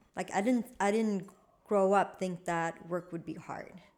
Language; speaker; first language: English; non-native, fluent; Swedish